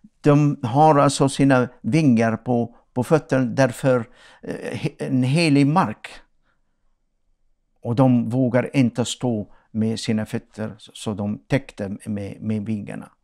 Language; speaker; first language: Swedish; non-native, fluent; Arabic